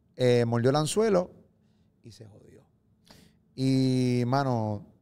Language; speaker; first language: Spanish; native; Spanish